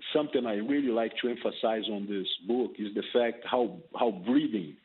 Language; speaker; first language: English; non-native, fluent; Portuguese